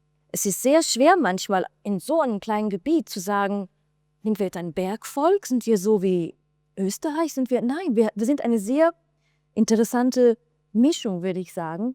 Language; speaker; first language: German; non-native, fluent; Slovenian